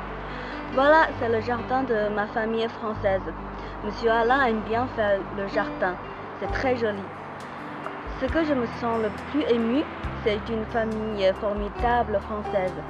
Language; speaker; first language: French; non-native, fluent; Chinese